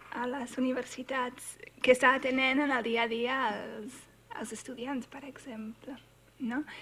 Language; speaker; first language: Catalan; non-native, fluent; English